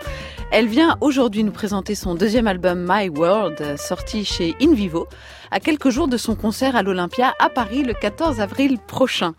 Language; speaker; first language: French; native; French